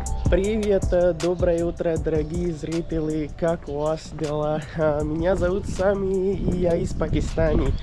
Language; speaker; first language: Russian; non-native, learner; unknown